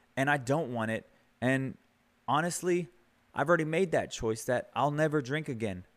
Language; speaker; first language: English; early bilingual, other home language; Spanish